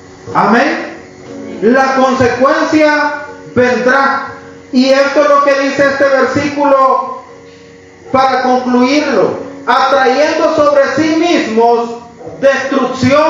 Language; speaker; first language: Spanish; native; Spanish